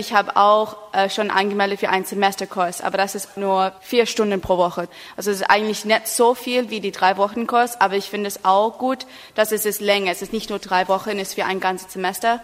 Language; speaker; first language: German; non-native, learner; English